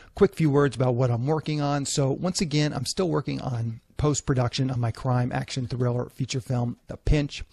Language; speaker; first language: English; native; English